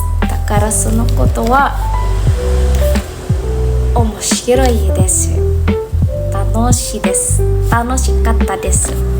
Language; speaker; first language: Japanese; non-native, learner; Indonesian